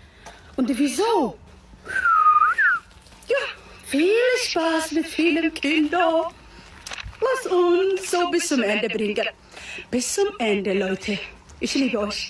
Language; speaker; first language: German; non-native, fluent; Somali